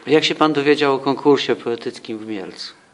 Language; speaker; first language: Polish; non-native, fluent; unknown